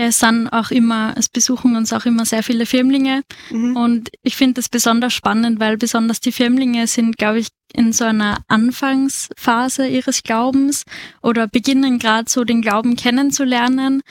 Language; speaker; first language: German; native; German